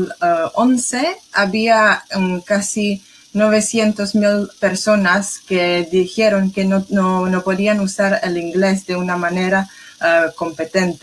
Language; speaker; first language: Spanish; non-native, fluent; English